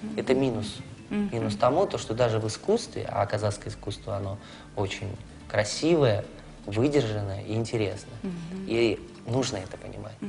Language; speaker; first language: Russian; native; Russian